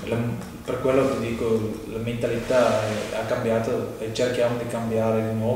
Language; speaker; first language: Italian; non-native, fluent; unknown